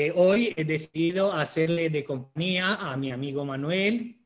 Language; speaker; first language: Spanish; non-native, fluent; Romanian